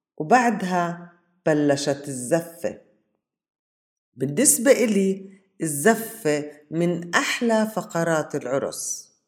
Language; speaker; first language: Arabic; native; Arabic